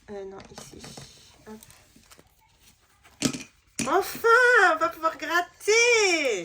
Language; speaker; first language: French; native; French